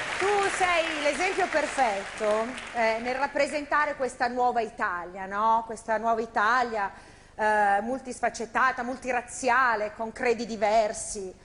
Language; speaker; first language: Italian; native; Italian